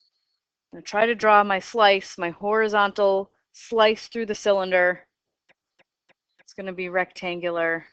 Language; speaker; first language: English; native; English